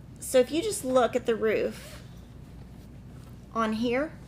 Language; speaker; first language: English; native; English